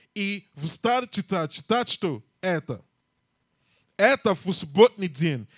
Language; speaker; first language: Russian; non-native, learner; English